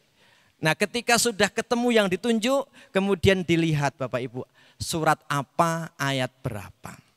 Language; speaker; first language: Indonesian; native; Indonesian